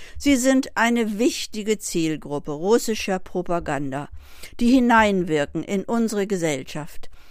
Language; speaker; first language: German; native; German